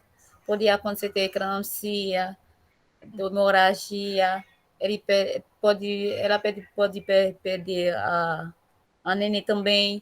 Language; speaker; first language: Portuguese; non-native, learner; Haitian Creole